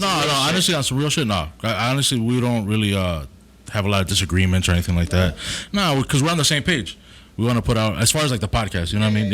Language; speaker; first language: English; early bilingual, other home language; Spanish